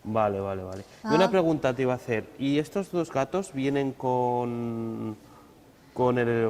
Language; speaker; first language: Spanish; native; Spanish